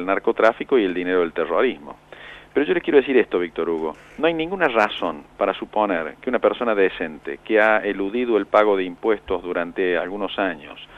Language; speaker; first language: Spanish; native; Spanish